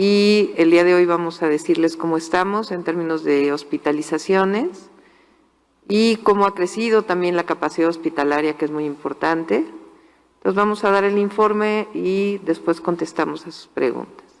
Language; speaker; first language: Spanish; native; Spanish